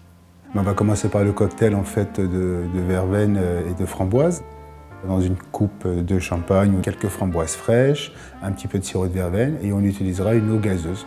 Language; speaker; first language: French; native; French